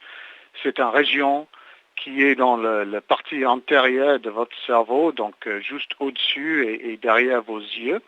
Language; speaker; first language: French; native; French